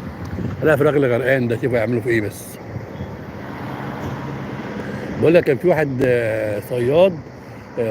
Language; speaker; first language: Arabic; native; Arabic